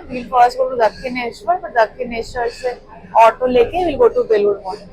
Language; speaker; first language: Hindi; non-native, local second language; Bangla